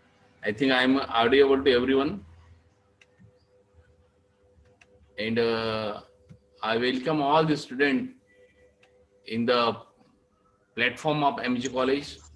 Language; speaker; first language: English; non-native, local second language; Marathi